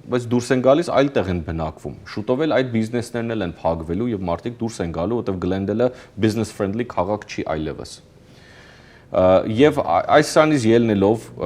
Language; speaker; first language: Armenian; early bilingual, heritage; Armenian